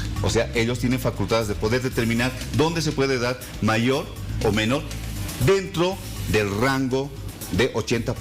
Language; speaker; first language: Spanish; native; Spanish